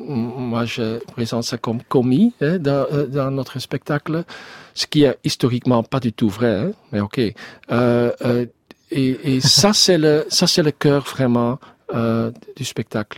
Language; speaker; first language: French; non-native, learner; Dutch